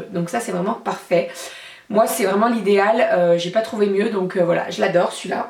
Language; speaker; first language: French; native; French